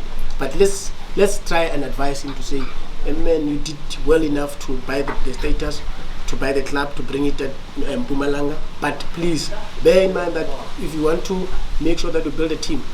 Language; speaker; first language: English; non-native, local second language; Northern Sotho